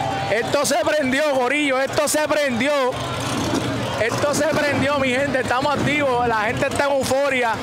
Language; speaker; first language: Spanish; native; Spanish